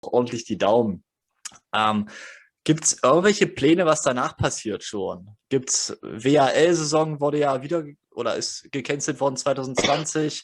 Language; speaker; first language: German; native; German